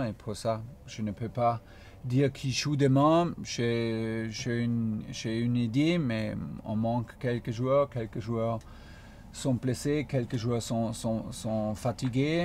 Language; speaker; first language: French; non-native, fluent; German